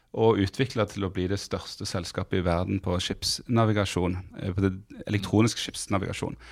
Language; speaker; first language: Norwegian; native; Norwegian